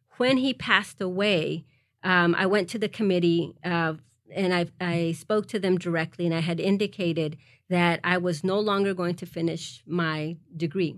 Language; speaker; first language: English; early bilingual, other home language; Spanish